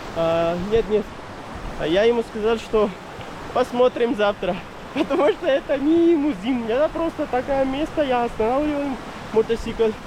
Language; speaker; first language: Russian; non-native, learner; Urdu